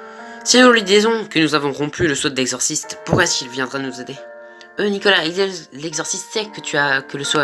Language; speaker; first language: French; native; French